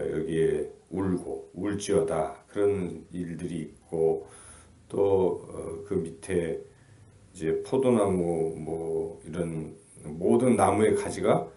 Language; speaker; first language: Korean; native; Korean